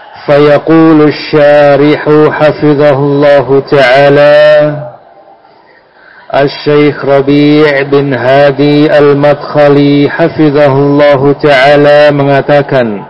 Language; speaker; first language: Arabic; non-native, fluent; Indonesian